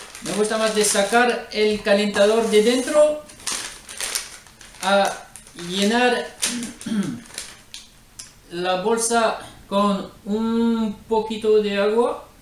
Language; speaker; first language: Spanish; non-native, learner; French